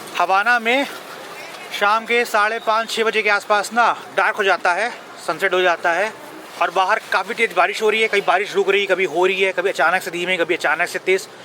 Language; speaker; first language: Hindi; native; Hindi